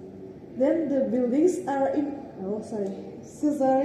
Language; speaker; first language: English; non-native, learner; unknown